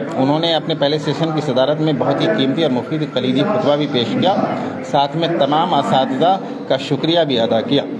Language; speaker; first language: Urdu; native; Urdu